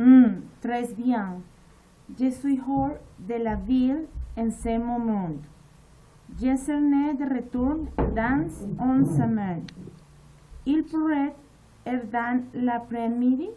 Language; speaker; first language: French; non-native, learner; Spanish